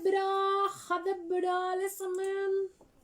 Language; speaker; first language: Norwegian; non-native, learner; Spanish